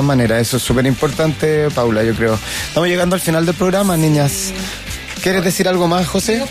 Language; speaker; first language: Spanish; native; Spanish